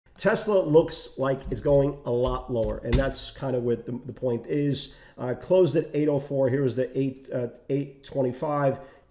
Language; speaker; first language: English; native; English